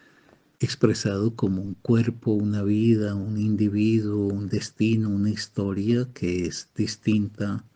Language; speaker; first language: Spanish; native; Spanish